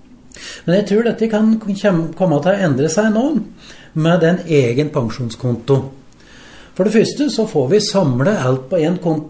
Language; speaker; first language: Norwegian; native; Norwegian